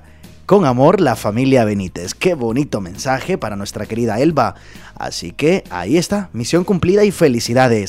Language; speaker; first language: Spanish; native; Spanish